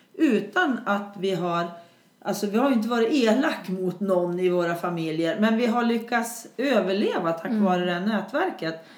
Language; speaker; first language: Swedish; native; Swedish